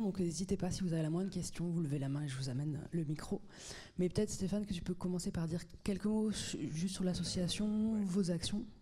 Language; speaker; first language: French; native; French